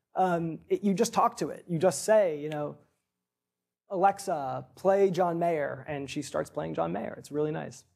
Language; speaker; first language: English; native; English